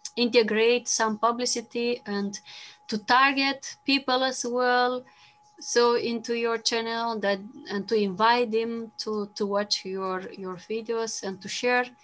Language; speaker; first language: English; non-native, fluent; Romanian